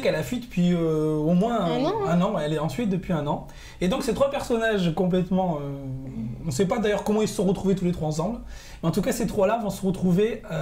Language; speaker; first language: French; native; French